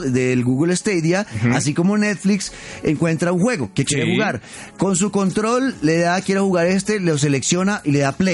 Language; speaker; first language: Spanish; native; Spanish